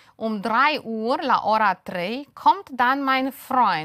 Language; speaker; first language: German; non-native, fluent; Romanian